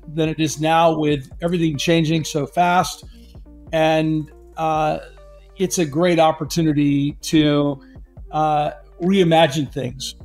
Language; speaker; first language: English; native; English